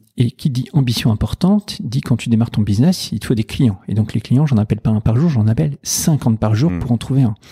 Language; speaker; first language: French; native; French